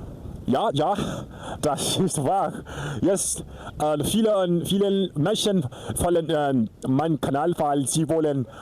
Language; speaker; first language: German; non-native, learner; Portuguese